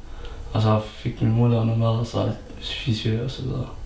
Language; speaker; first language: Danish; early bilingual, other home language; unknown